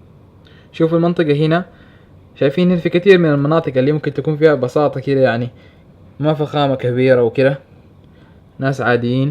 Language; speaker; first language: Arabic; native; Arabic